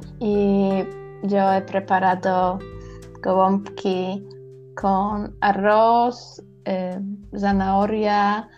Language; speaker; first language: Spanish; non-native, learner; Polish